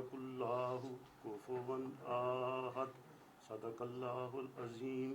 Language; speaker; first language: Urdu; native; Urdu